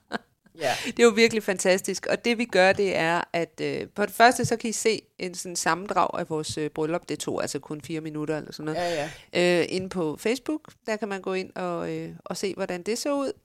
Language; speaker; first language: Danish; native; Danish